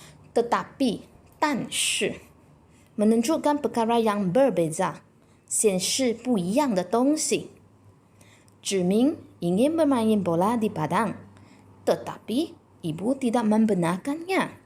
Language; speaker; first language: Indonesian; non-native, local second language; Chinese